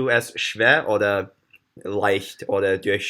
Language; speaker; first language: German; non-native, learner; English